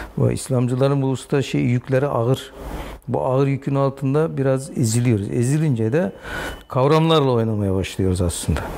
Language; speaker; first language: Turkish; non-native, local second language; Zaza